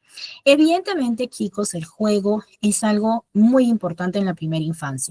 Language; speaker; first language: Spanish; native; Spanish